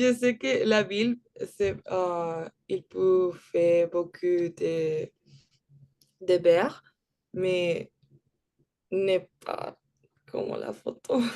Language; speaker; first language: French; non-native, learner; Spanish